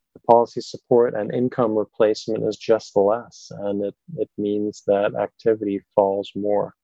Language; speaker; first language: English; non-native, fluent; German